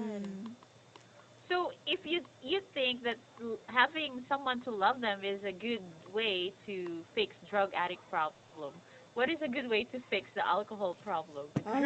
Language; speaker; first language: English; non-native, fluent; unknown